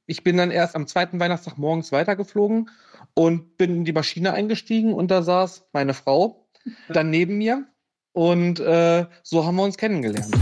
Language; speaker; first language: German; native; German